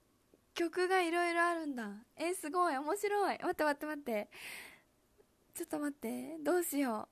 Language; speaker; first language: Japanese; native; Japanese